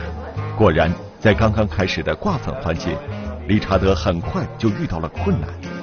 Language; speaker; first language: Chinese; native; Chinese